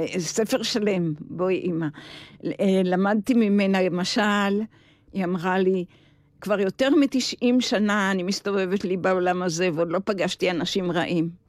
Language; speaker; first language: Hebrew; native; Hebrew